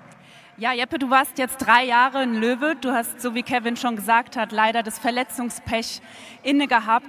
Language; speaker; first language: German; native; German